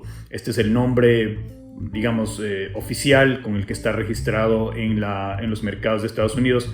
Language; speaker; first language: Spanish; native; Spanish